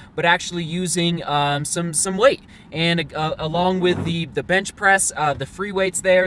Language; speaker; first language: English; native; English